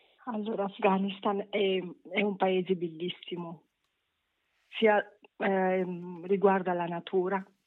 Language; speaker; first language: Italian; non-native, fluent; Persian